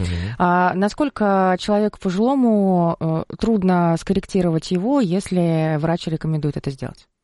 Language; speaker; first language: Russian; native; Russian